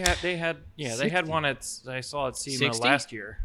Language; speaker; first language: English; native; English